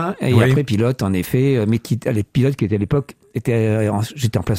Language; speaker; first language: French; native; French